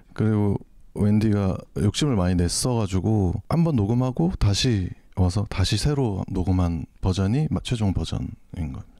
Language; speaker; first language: Korean; native; Korean